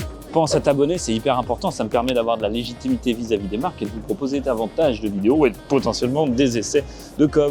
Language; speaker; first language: French; native; French